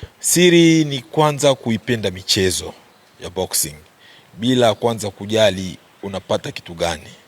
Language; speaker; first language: Swahili; native; Swahili